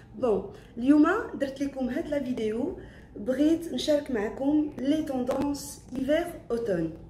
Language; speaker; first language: French; non-native, local second language; Arabic